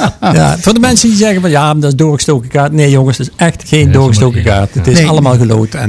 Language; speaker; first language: Dutch; native; Dutch